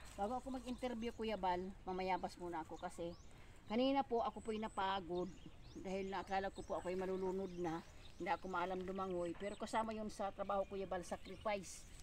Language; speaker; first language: Filipino; non-native, local second language; Cebuano